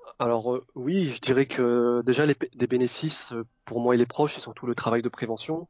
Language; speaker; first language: French; early bilingual, other home language; Vietnamese